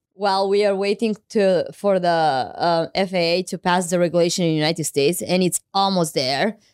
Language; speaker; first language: English; non-native, fluent; Romanian